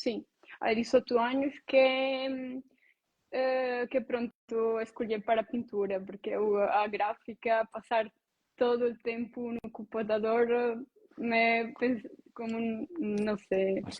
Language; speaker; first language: Portuguese; non-native, learner; Italian